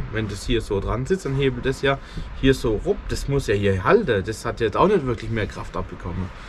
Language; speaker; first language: German; native; German